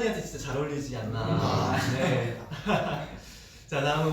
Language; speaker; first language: Korean; native; Korean